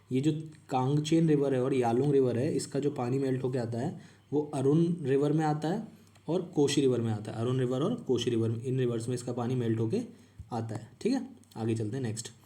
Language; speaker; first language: Hindi; native; Hindi